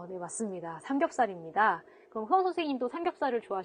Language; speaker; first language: Korean; native; Korean